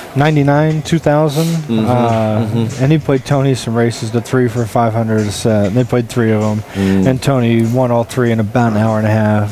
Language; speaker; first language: English; native; English